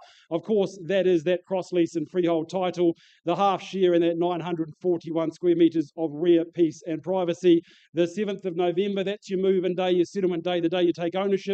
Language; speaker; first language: English; native; English